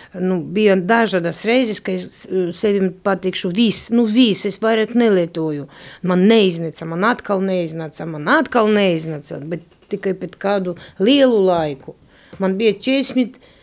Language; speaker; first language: Latvian; non-native, local second language; Russian